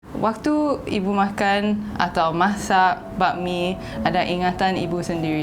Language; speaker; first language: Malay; non-native, local second language; English